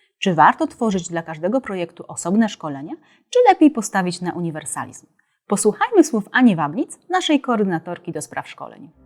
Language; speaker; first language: Polish; native; Polish